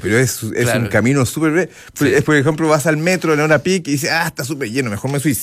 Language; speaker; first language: Spanish; native; Spanish